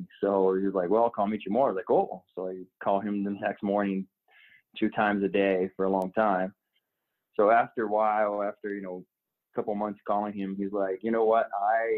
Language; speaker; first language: English; non-native, fluent; Portuguese